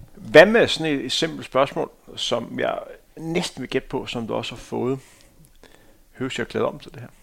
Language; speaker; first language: Danish; native; Danish